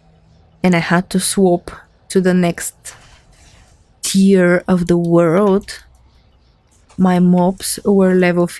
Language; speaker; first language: English; non-native, fluent; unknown